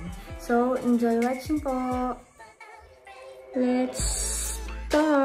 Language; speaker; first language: English; non-native, local second language; Filipino